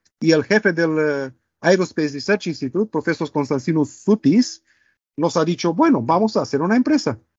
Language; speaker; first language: Spanish; non-native, fluent; Romanian